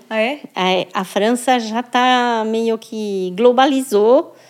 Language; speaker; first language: Portuguese; non-native, fluent; French